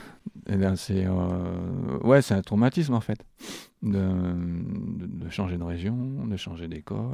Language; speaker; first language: French; native; French